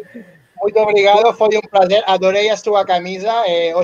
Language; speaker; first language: Portuguese; non-native, learner; Spanish